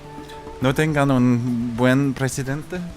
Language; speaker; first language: Spanish; non-native, learner; Danish